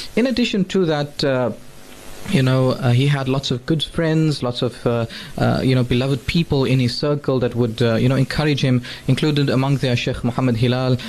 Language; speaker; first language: English; native; English